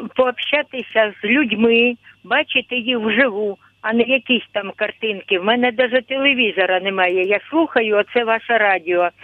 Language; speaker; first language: Ukrainian; native; Ukrainian